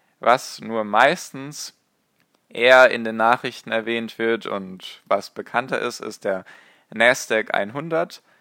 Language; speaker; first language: German; native; German